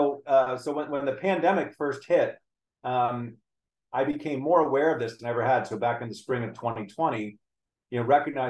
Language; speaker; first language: English; native; English